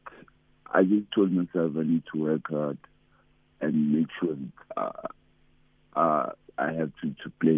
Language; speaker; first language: English; non-native, local second language; Venda